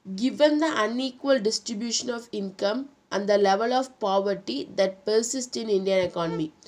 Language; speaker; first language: English; non-native, local second language; Tamil